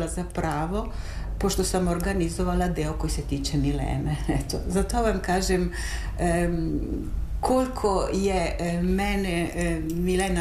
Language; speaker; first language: Serbian; non-native, fluent; Italian